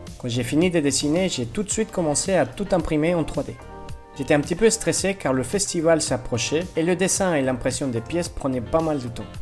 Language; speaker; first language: French; non-native, fluent; Spanish